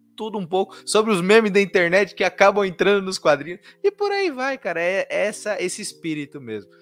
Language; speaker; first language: Portuguese; native; Portuguese